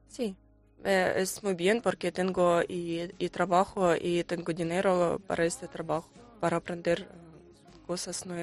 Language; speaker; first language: Spanish; non-native, learner; Ukrainian